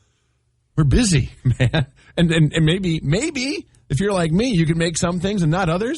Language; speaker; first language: English; native; English